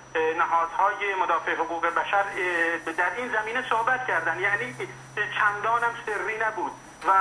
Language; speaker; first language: Persian; non-native, local second language; Central Kurdish